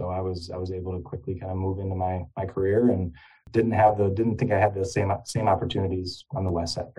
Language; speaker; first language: English; native; English